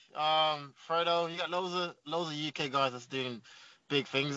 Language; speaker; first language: English; native; English